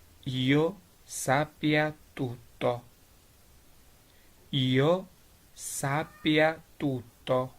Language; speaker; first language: Italian; non-native, learner; Georgian